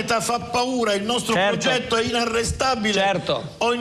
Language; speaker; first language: Italian; native; Italian